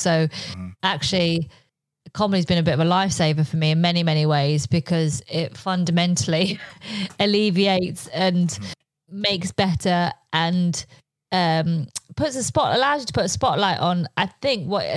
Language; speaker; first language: English; non-native, local second language; Polish